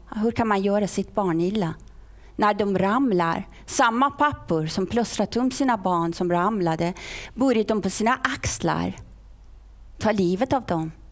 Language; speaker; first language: Swedish; non-native, fluent; Persian